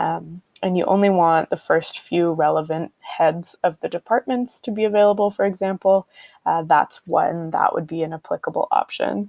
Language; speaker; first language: English; native; English